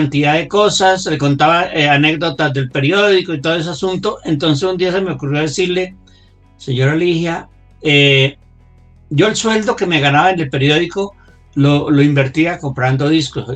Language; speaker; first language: Spanish; native; Spanish